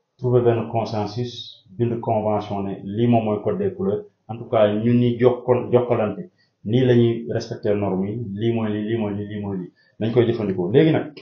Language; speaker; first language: Wolof; native; Wolof